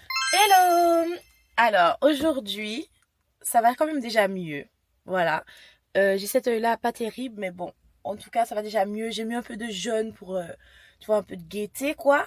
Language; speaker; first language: French; native; French